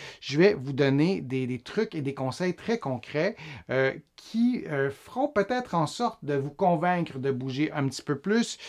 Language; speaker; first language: French; native; French